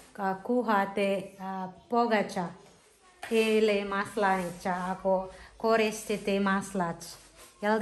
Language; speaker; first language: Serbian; non-native, learner; Filipino